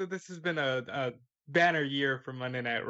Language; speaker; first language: English; native; English